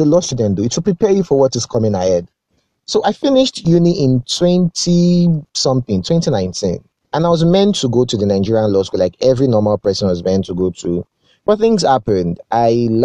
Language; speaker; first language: English; non-native, local second language; Yoruba